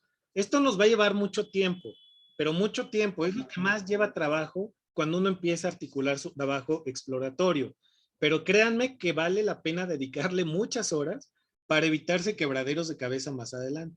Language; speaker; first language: Spanish; native; Spanish